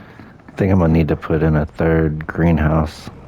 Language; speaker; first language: English; native; English